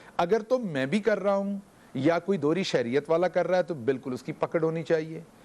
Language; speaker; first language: Urdu; non-native, local second language; Punjabi